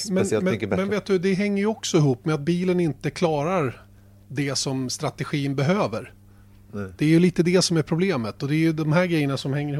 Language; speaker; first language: Swedish; native; Swedish